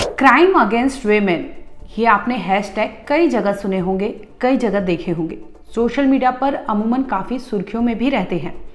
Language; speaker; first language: Hindi; native; Hindi